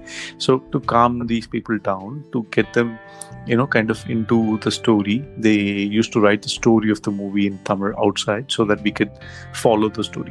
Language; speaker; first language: English; non-native, local second language; Tamil